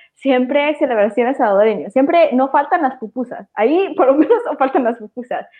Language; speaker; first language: Spanish; early bilingual, heritage; Spanish